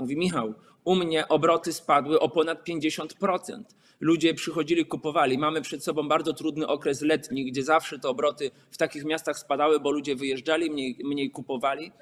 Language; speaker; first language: Polish; native; Polish